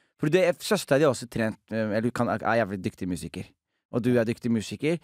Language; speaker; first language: Norwegian; early bilingual, other home language; Somali